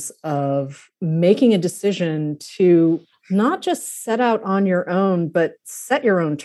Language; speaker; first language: English; native; English